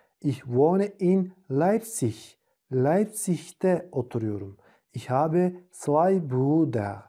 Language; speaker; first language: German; non-native, fluent; Turkish